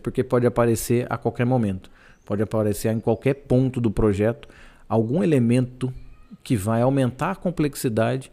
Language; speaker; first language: Portuguese; native; Portuguese